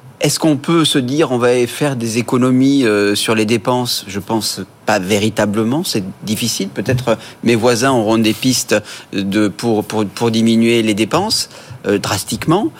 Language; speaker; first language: French; native; French